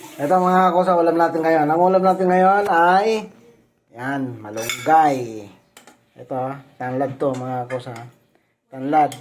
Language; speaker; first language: Filipino; native; Filipino